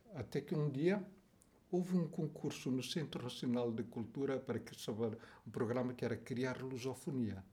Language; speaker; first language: Portuguese; non-native, fluent; Tetum